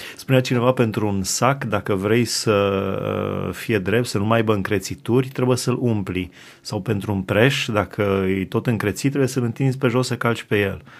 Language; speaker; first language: Romanian; native; Romanian